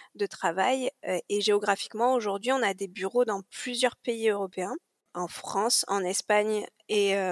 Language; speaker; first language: French; native; French